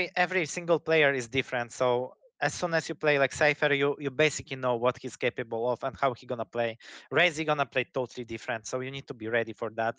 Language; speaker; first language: English; non-native, fluent; Polish